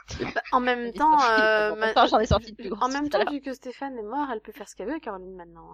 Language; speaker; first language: French; native; French